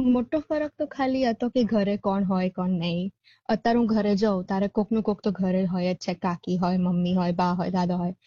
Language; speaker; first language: Gujarati; early bilingual, heritage; Gujarati